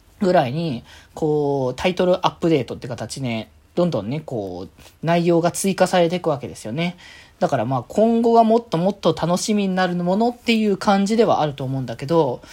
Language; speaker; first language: Japanese; native; Japanese